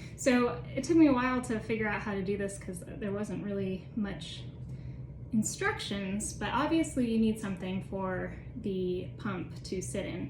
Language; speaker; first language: English; native; English